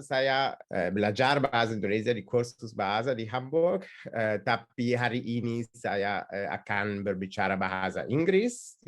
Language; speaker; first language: Indonesian; non-native, learner; Italian